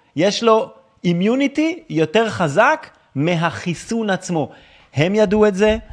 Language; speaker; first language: Hebrew; native; Hebrew